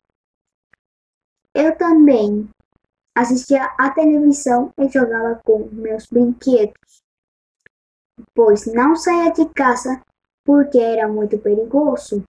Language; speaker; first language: Portuguese; early bilingual, other home language; Spanish